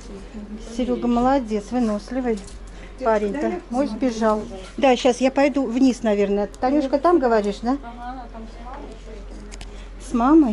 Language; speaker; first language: Russian; native; Russian